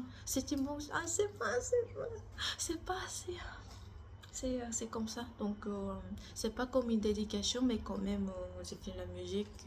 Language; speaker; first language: French; non-native, learner; Korean